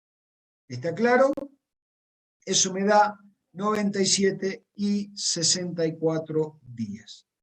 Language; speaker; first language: Spanish; native; Spanish